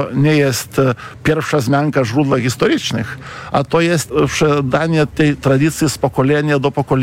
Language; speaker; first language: Polish; non-native, fluent; Lithuanian